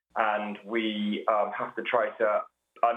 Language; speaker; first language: English; native; English